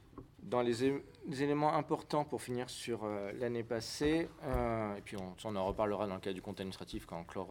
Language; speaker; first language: French; native; French